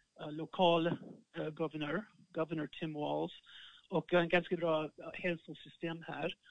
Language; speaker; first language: Swedish; non-native, fluent; English